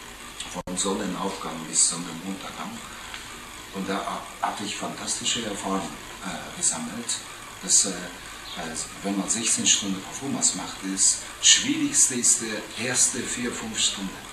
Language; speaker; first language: German; non-native, fluent; Japanese